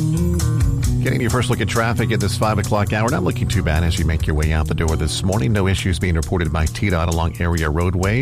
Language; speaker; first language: English; native; English